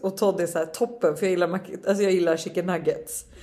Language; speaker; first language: Swedish; native; Swedish